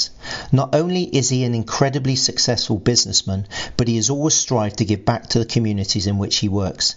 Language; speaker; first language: English; native; English